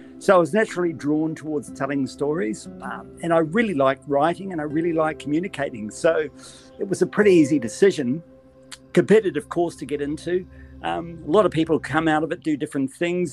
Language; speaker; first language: English; native; English